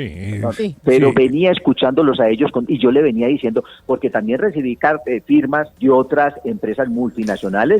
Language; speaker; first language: Spanish; native; Spanish